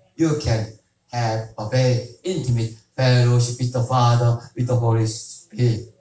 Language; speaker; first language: English; non-native, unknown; Korean